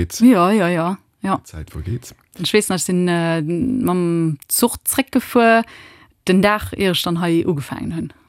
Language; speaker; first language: Luxembourgish; early bilingual, other home language; Italian